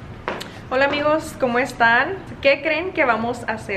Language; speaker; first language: Spanish; native; Spanish